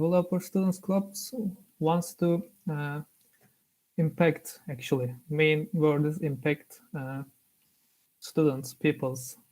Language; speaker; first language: English; non-native, learner; Turkish